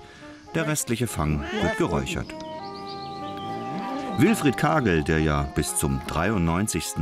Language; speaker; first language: German; native; German